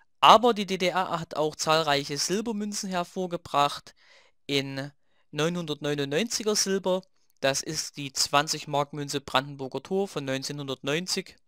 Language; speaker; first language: German; native; German